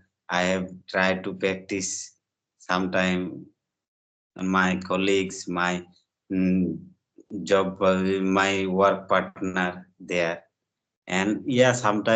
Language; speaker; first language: English; non-native, learner; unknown